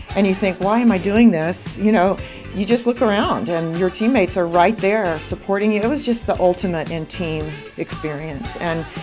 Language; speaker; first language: English; native; English